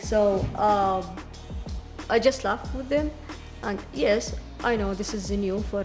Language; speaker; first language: English; non-native, learner; Arabic